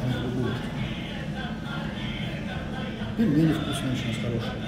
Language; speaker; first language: Russian; native; Russian